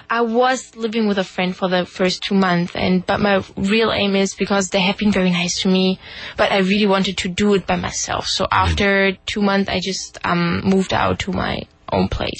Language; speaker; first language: English; non-native, fluent; German